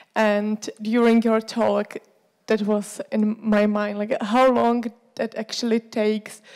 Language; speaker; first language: English; non-native, fluent; Czech